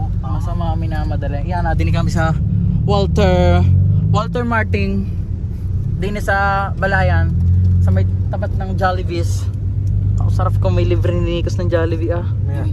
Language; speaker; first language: Filipino; native; Filipino